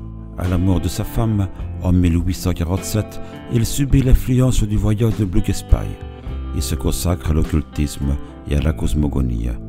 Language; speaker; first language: French; native; French